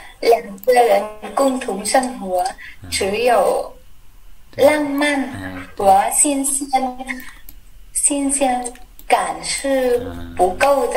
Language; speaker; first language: Chinese; non-native, learner; Vietnamese